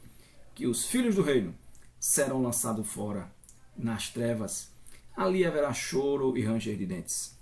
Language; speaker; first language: Portuguese; native; Portuguese